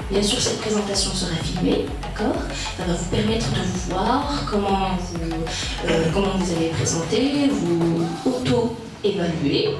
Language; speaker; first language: French; non-native, local second language; Arabic